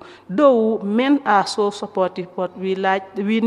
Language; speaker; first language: English; non-native, local second language; Mandingo